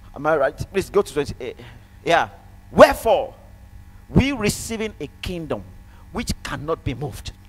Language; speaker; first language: English; non-native, local second language; Yoruba